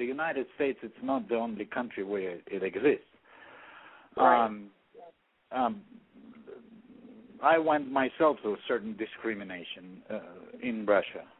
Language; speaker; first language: English; non-native, fluent; Russian